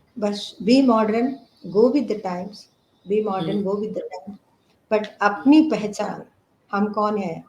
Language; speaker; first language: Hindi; non-native, local second language; Telugu